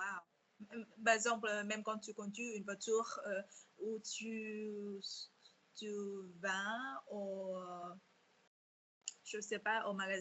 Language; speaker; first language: French; non-native, fluent; Vietnamese